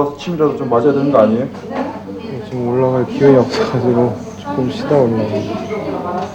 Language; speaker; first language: Korean; native; Korean